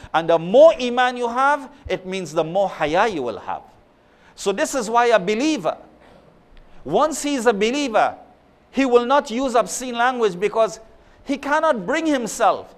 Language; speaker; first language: English; native; English